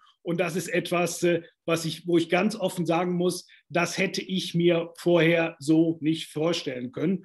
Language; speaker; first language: German; native; German